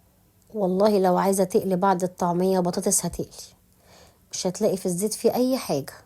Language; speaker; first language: Arabic; native; Arabic